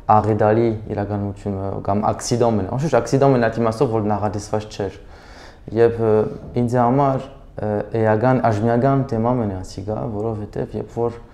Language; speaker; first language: Armenian; early bilingual, heritage; Armenian